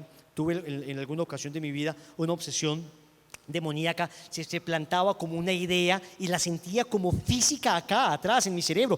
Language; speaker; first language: Spanish; native; Spanish